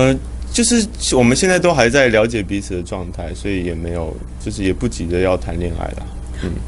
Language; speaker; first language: Chinese; native; Chinese